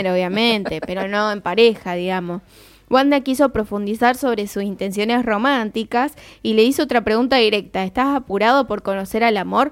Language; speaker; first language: Spanish; native; Spanish